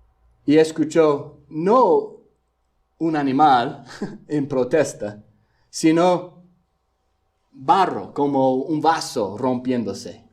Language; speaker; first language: Spanish; non-native, fluent; English